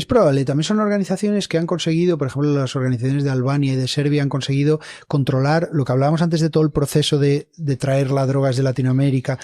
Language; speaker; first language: Spanish; native; Spanish